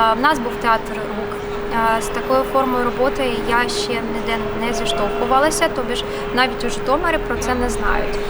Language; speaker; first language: Ukrainian; non-native, local second language; Russian